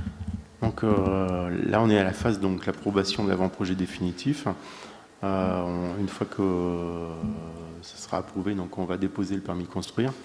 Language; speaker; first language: French; native; French